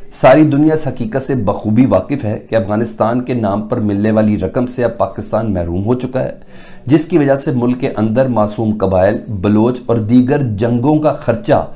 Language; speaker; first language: Urdu; native; Urdu